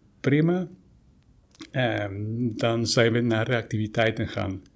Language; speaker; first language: Dutch; non-native, fluent; Spanish